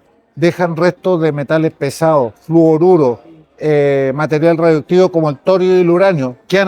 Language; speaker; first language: Spanish; native; Spanish